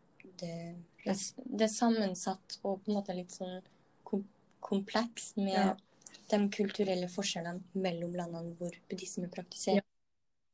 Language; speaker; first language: Norwegian; native; Norwegian